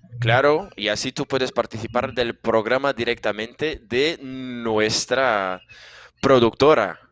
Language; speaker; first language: Spanish; non-native, fluent; Portuguese